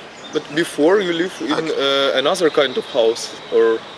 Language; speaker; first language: English; non-native, learner; German